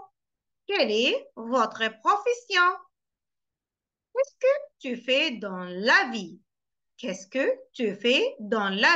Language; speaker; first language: French; non-native, fluent; Arabic